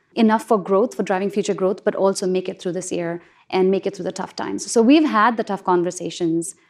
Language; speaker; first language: English; non-native, local second language; Hindi